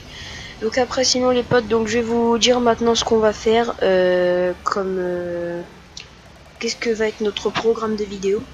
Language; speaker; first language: French; native; French